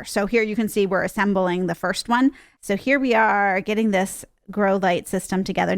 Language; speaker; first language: English; native; English